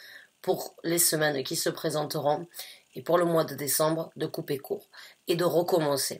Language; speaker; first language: French; native; French